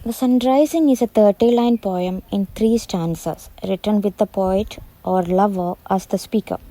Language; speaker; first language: English; non-native, local second language; Malayalam